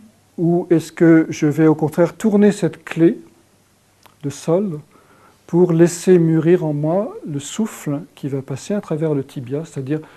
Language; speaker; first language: French; native; French